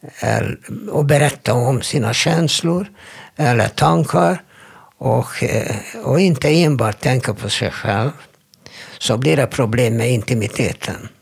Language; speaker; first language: Swedish; non-native, fluent; Hungarian